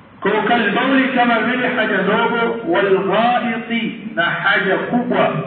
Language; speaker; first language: Swahili; native; Swahili